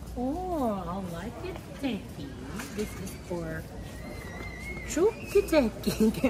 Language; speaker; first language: English; non-native, local second language; Filipino